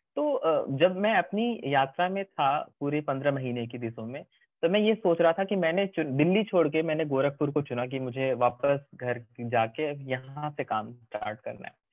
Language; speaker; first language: Hindi; native; Hindi